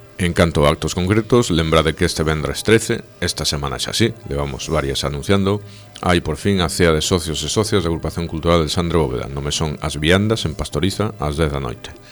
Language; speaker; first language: Galician; native; Galician